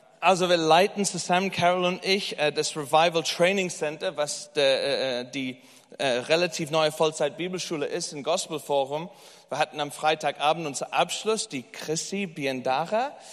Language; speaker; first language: German; non-native, fluent; English